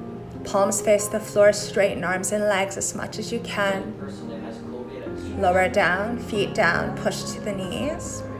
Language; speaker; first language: English; native; English